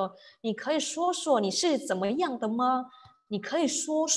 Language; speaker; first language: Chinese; non-native, fluent; Indonesian